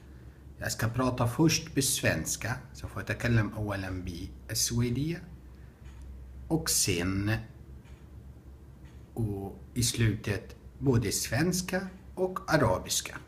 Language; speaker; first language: Swedish; non-native, fluent; Arabic